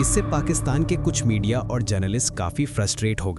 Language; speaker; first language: Hindi; native; Hindi